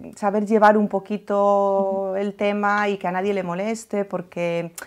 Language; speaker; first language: Spanish; native; Spanish